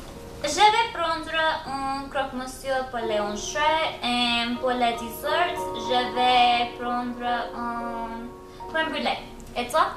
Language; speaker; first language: French; non-native, learner; English